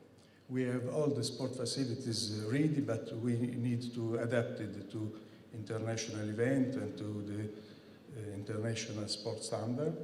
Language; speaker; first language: English; non-native, fluent; Italian